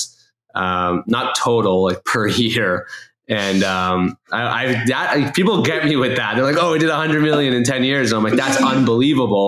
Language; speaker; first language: English; native; English